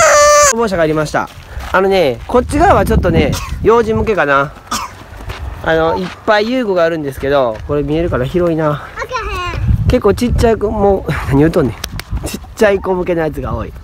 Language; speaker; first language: Japanese; native; Japanese